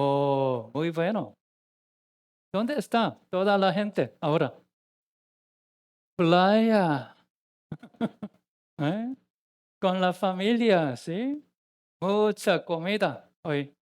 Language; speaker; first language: Spanish; non-native, learner; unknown